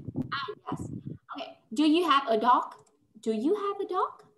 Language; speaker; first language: English; non-native, fluent; Vietnamese